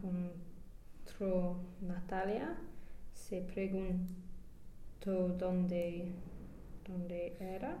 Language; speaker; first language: Spanish; non-native, learner; English